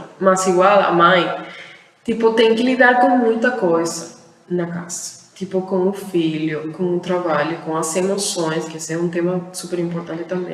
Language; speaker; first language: Portuguese; non-native, fluent; Spanish